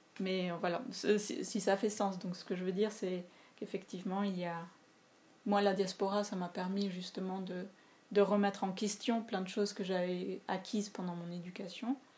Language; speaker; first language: French; non-native, fluent; Spanish